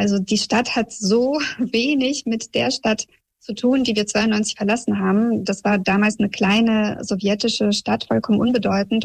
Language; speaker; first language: German; early bilingual, other home language; Russian